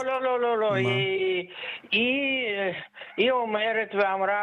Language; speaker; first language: Hebrew; non-native, fluent; Russian